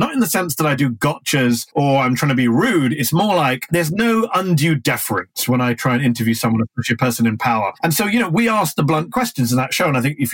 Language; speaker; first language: English; native; English